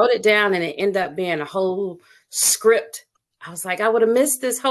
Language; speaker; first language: English; native; English